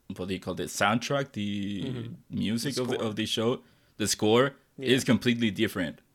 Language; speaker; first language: English; non-native, fluent; Spanish